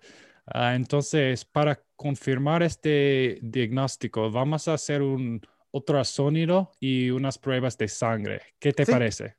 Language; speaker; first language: Spanish; non-native, learner; English